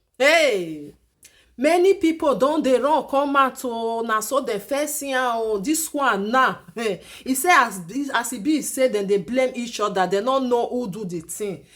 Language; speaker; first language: Nigerian Pidgin; native; Nigerian Pidgin